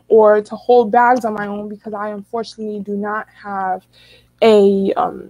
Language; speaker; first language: English; native; English